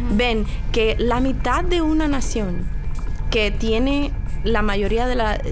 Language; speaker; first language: Spanish; early bilingual, heritage; Spanish